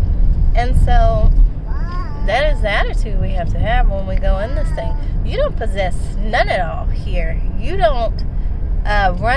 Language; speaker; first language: English; native; English